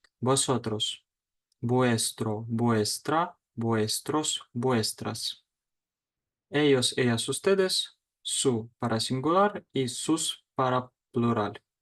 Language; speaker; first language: Spanish; non-native, fluent; Ukrainian